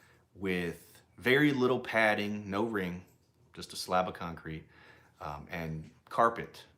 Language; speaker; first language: English; native; English